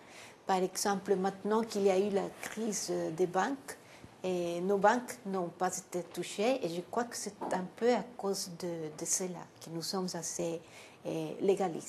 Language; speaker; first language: French; non-native, fluent; Spanish